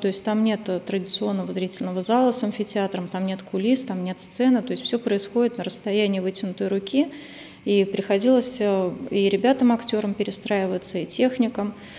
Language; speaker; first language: Russian; native; Russian